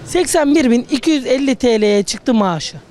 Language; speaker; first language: Turkish; native; Turkish